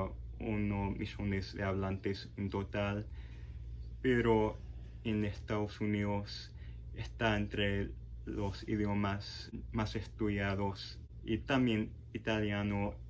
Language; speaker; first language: Spanish; non-native, fluent; English